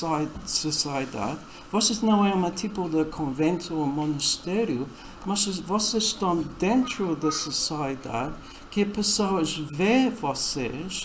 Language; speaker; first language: Portuguese; non-native, fluent; English